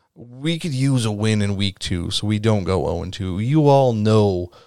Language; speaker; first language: English; native; English